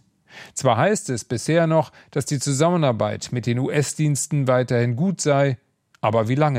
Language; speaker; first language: German; native; German